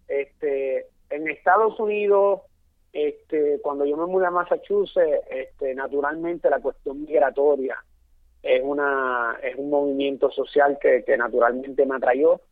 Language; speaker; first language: Spanish; native; Spanish